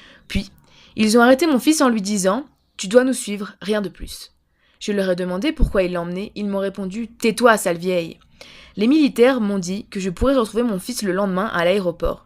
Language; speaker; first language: French; native; French